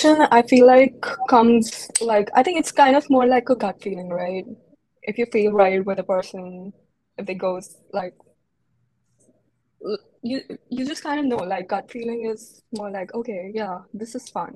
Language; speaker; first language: English; non-native, local second language; Hindi